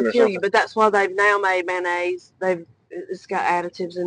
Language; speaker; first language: English; native; English